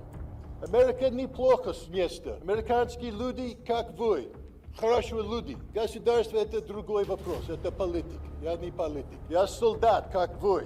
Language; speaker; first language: Russian; non-native, learner; English